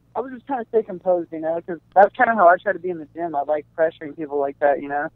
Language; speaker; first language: English; native; English